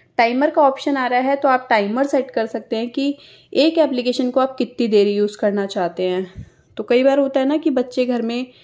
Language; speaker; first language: Hindi; native; Hindi